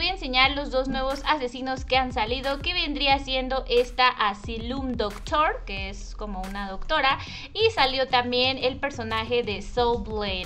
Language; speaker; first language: Spanish; native; Spanish